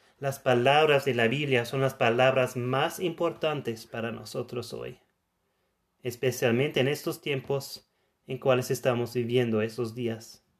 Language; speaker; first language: Spanish; non-native, fluent; German